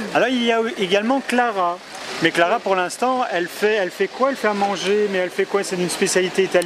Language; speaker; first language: French; native; French